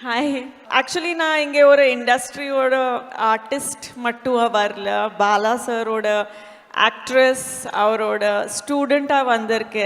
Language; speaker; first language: Tamil; non-native, fluent; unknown